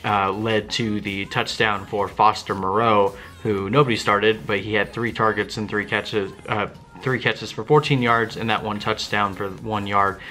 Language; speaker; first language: English; native; English